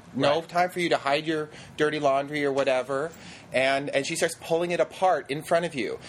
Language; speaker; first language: English; native; English